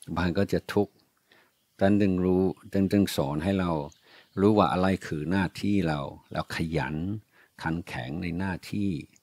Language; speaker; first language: Thai; non-native, fluent; English